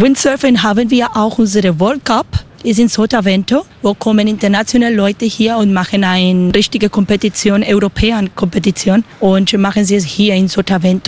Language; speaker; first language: German; non-native, learner; Spanish